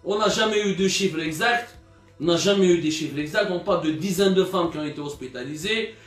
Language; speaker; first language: French; non-native, local second language; Arabic